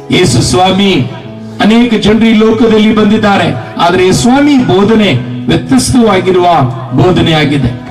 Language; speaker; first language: Kannada; non-native, local second language; Urdu